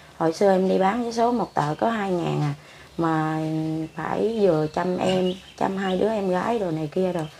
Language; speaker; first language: Vietnamese; non-native, local second language; Khmer